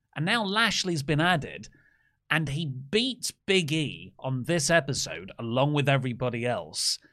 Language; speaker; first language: English; native; English